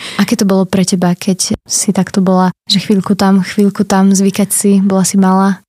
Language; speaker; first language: Slovak; native; Slovak